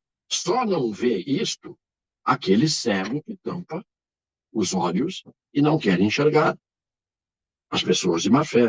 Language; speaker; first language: Portuguese; native; Portuguese